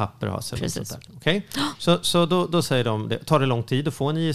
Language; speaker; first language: Swedish; native; Swedish